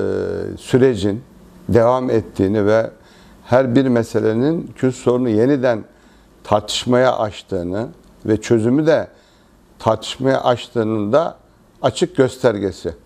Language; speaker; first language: Turkish; native; Turkish